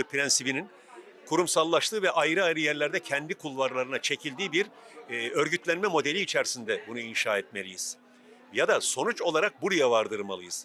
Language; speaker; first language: Turkish; native; Turkish